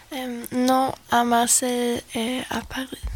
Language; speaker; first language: French; non-native, learner; Swedish